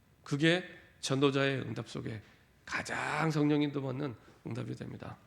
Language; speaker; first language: Korean; native; Korean